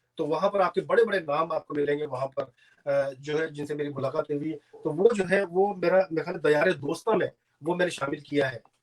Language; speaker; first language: Urdu; native; Urdu